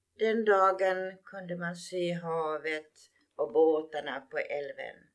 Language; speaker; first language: Swedish; native; Swedish